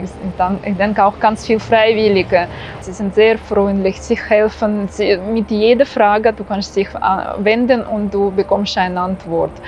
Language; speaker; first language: German; non-native, fluent; Russian